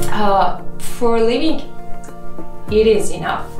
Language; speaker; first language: English; non-native, fluent; Georgian